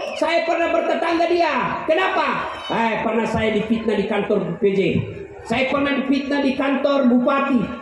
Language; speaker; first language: Indonesian; non-native, local second language; Buginese